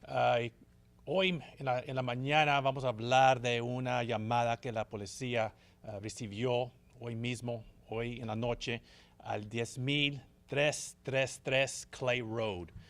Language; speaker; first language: Spanish; early bilingual, heritage; Spanish